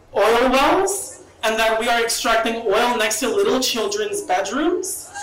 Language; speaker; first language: English; early bilingual, other home language; Spanish